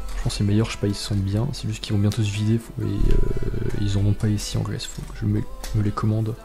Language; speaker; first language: French; native; French